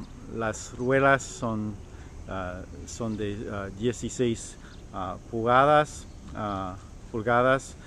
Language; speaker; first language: Spanish; non-native, learner; French